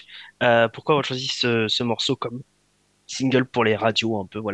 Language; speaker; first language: French; native; French